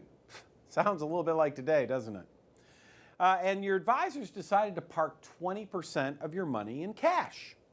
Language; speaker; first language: English; native; English